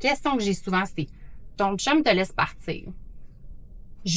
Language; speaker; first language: French; native; French